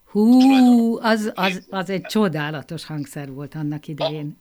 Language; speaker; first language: Hungarian; native; Hungarian